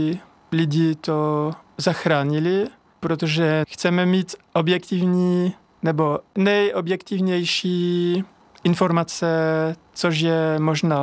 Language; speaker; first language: Czech; non-native, learner; French